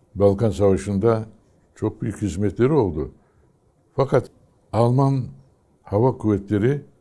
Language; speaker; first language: Turkish; native; Turkish